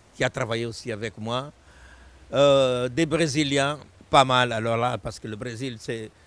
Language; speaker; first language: French; non-native, fluent; Portuguese